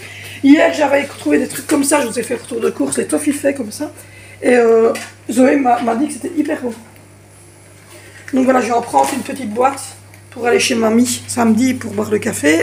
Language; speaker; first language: French; native; French